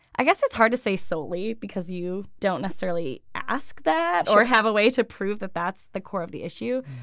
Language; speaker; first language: English; native; English